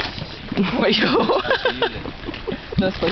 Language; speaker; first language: Spanish; non-native, learner; English